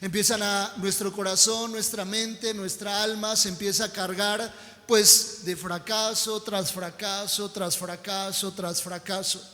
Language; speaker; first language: Spanish; native; Spanish